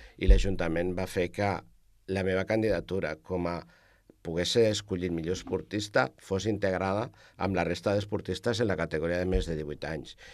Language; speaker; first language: Catalan; native; Catalan